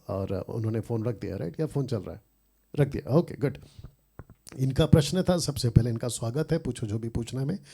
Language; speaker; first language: Hindi; native; Hindi